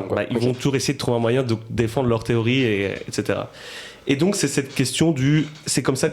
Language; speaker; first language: French; native; French